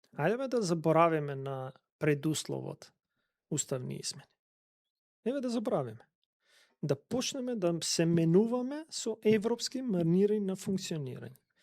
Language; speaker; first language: Macedonian; non-native, local second language; Albanian